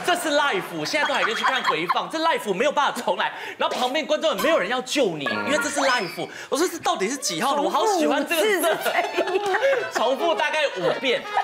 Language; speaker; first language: Chinese; native; Chinese